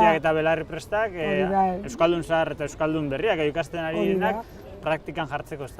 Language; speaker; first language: Basque; native; Basque